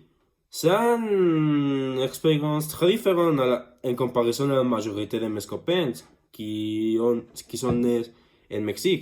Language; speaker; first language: French; non-native, learner; Spanish